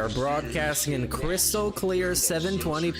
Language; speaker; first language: English; native; English